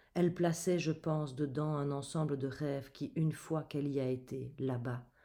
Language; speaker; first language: French; native; French